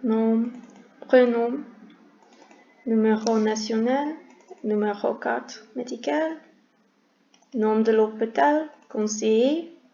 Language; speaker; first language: French; non-native, learner; English